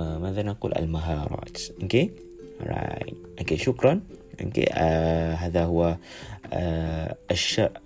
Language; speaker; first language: Arabic; non-native, learner; Malay